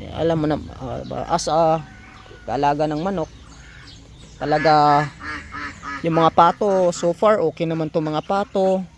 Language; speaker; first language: Filipino; non-native, local second language; Cebuano